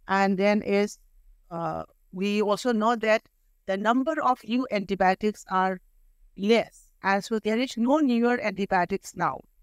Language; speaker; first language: English; non-native, local second language; Manipuri